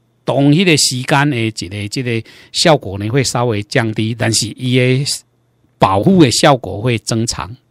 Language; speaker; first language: Chinese; non-native, local second language; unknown